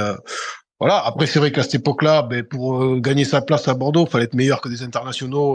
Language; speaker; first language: French; native; French